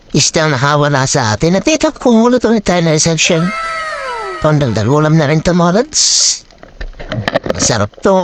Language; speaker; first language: Filipino; non-native, local second language; Waray